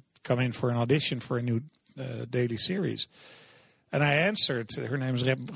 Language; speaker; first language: English; non-native, fluent; Dutch